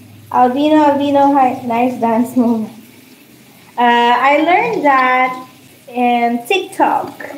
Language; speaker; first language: English; non-native, local second language; Filipino